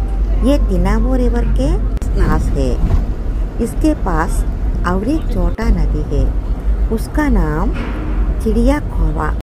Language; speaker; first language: Hindi; non-native, local second language; Telugu